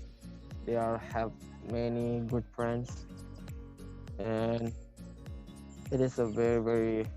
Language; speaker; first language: English; non-native, learner; Indonesian